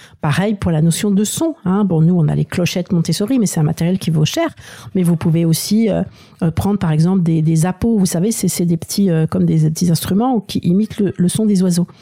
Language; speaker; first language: French; native; French